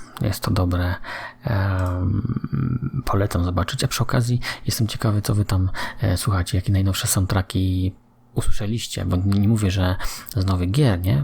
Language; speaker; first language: Polish; native; Polish